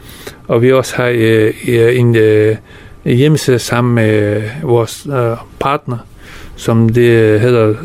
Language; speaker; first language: Danish; non-native, fluent; Persian